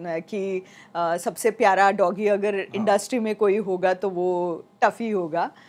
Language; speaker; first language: Hindi; non-native, local second language; Marathi